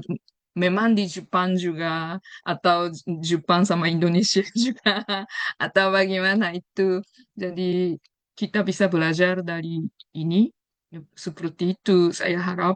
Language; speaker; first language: Indonesian; non-native, fluent; Japanese